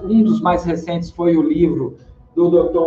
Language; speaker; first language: Portuguese; native; Portuguese